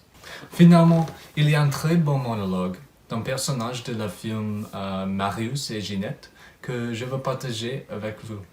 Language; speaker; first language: French; non-native, fluent; English